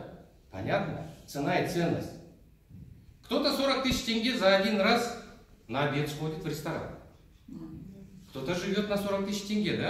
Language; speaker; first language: Russian; non-native, local second language; Kazakh